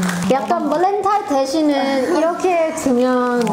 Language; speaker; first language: Korean; non-native, fluent; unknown